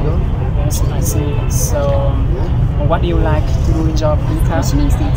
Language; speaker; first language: English; non-native, learner; Vietnamese